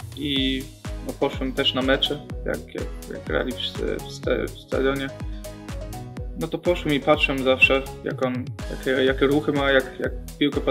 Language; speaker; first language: Polish; early bilingual, heritage; German